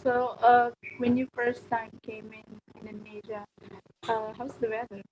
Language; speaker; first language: English; non-native, learner; Indonesian